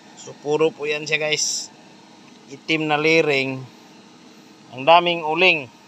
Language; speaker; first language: Filipino; non-native, local second language; Cebuano